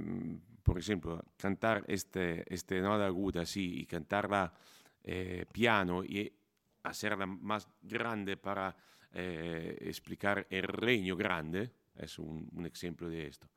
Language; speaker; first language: Spanish; non-native, fluent; Italian